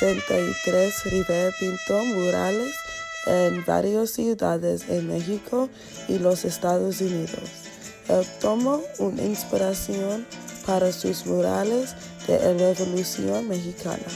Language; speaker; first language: Spanish; non-native, learner; English